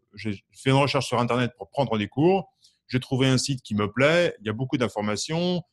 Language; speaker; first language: French; native; French